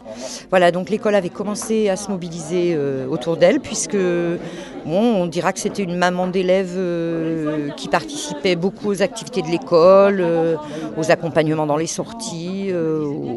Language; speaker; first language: French; native; French